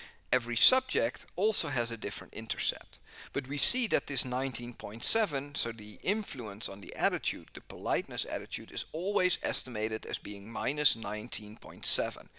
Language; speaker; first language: English; non-native, fluent; Dutch